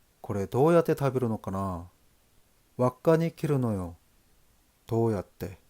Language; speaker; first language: Japanese; non-native, learner; Korean